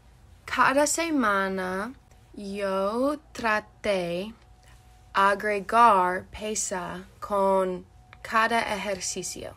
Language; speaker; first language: Spanish; non-native, learner; English